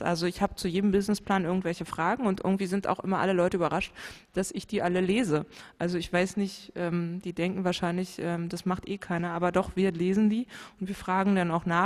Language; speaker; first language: German; native; German